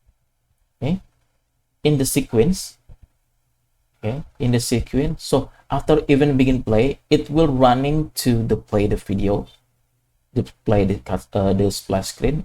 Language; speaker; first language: English; non-native, fluent; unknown